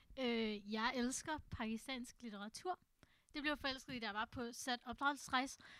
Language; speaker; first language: Danish; early bilingual, other home language; Urdu